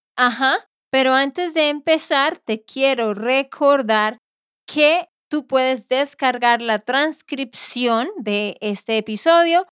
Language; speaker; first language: Spanish; native; Spanish